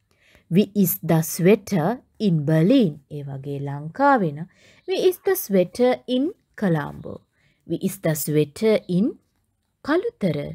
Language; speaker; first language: German; non-native, learner; Sinhala